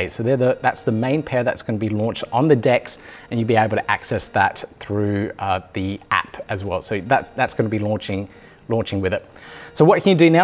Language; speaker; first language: English; native; English